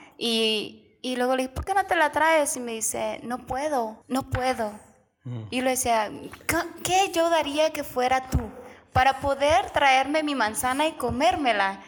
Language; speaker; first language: Spanish; native; Spanish